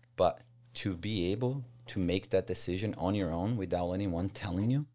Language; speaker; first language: English; non-native, fluent; Portuguese